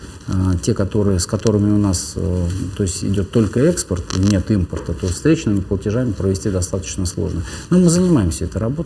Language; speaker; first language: Russian; native; Russian